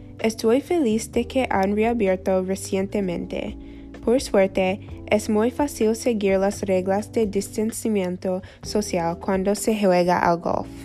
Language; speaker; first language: Spanish; non-native, learner; English